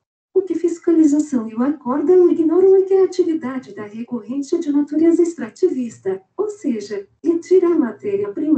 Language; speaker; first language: Portuguese; native; Portuguese